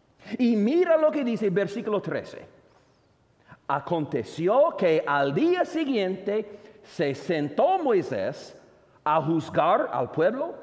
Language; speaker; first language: Spanish; non-native, fluent; English